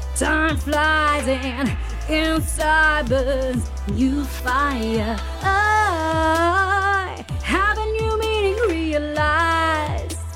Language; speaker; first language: English; early bilingual, other home language; Romanian